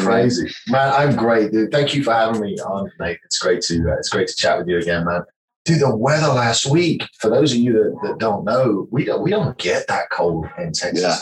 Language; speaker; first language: English; native; English